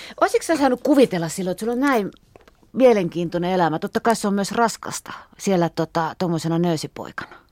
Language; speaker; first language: Finnish; native; Finnish